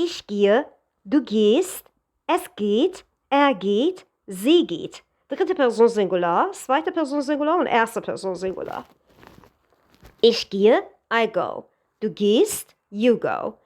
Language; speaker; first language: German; non-native, fluent; Persian